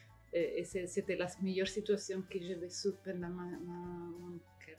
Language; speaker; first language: French; non-native, fluent; Italian